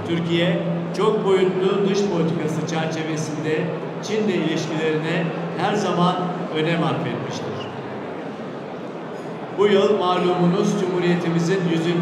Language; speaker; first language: Turkish; native; Turkish